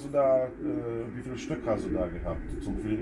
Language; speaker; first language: German; non-native, fluent; Polish